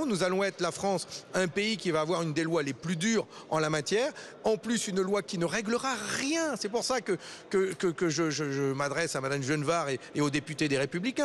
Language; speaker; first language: French; native; French